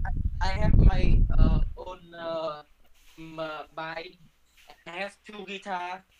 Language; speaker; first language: English; non-native, learner; Vietnamese